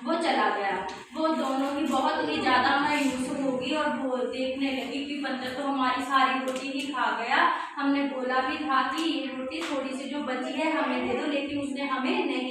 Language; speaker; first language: Hindi; native; Hindi